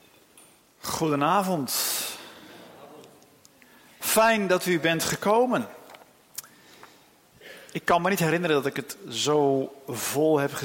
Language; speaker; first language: Dutch; native; Dutch